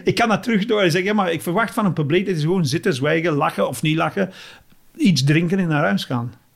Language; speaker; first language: Dutch; non-native, fluent; English